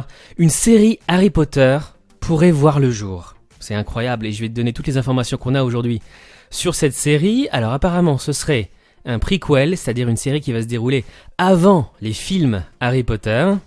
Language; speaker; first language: French; native; French